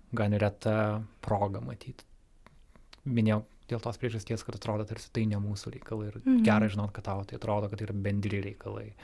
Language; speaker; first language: Lithuanian; native; Lithuanian